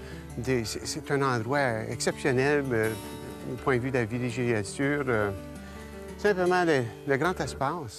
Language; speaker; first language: French; native; French